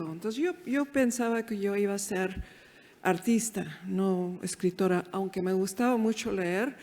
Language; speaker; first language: Spanish; early bilingual, heritage; Spanish